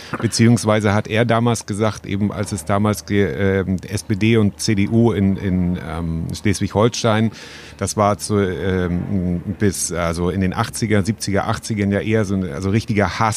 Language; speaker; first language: German; native; German